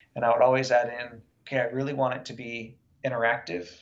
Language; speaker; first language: English; native; English